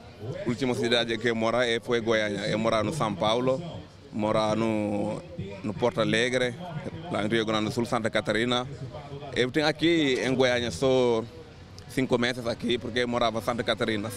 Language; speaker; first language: Portuguese; non-native, learner; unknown